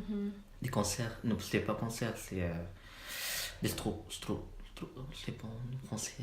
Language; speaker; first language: French; non-native, learner; Malay